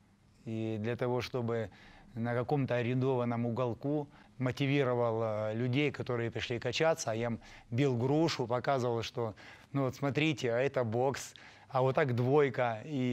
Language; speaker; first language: Russian; native; Russian